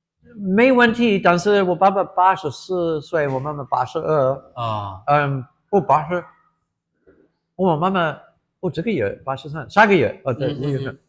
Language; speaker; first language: Chinese; non-native, fluent; English